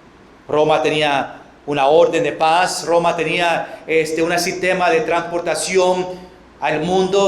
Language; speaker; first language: Spanish; non-native, fluent; English